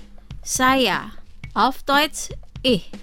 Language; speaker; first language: German; non-native, fluent; Indonesian